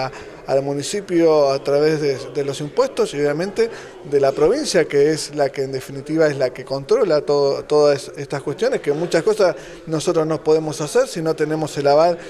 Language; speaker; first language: Spanish; native; Spanish